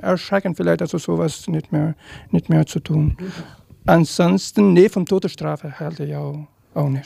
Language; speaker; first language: German; non-native, fluent; Serbian